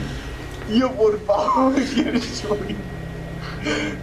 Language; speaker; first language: Spanish; native; Spanish